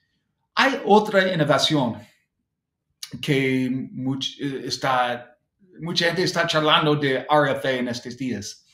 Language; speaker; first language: Spanish; non-native, fluent; English